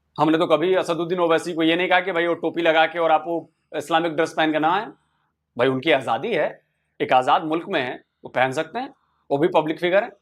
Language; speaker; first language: Hindi; native; Hindi